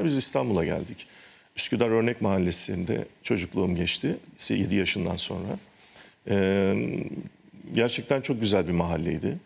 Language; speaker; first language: Turkish; native; Turkish